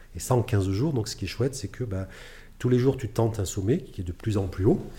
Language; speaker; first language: French; native; French